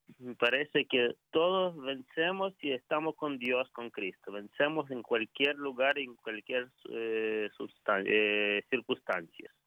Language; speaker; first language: Spanish; non-native, fluent; Ukrainian